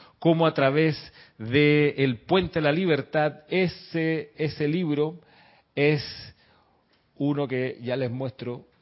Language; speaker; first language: Spanish; native; Spanish